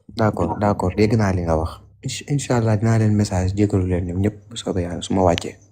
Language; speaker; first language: Wolof; native; Wolof